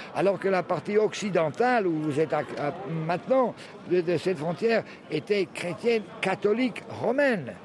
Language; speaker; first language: French; early bilingual, heritage; French